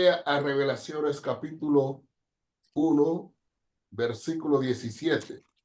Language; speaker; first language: Spanish; non-native, fluent; English